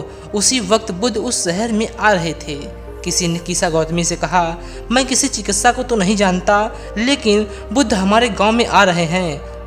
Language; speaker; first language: Hindi; native; Hindi